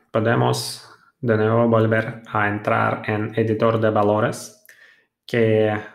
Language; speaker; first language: Spanish; non-native, fluent; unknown